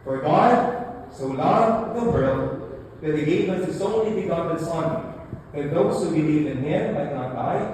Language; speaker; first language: English; non-native, local second language; Filipino